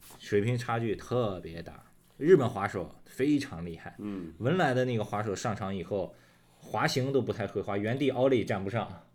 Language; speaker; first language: Chinese; native; Chinese